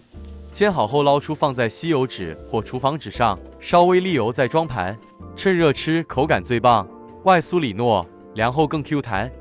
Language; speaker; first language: Chinese; native; Chinese